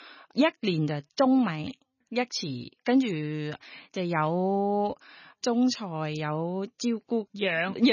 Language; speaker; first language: Cantonese; non-native, learner; Thai